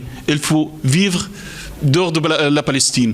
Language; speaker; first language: French; non-native, fluent; Arabic